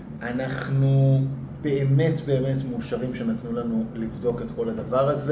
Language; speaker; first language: Hebrew; native; Hebrew